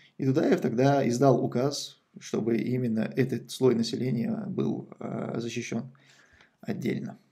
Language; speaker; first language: Russian; non-native, local second language; Chechen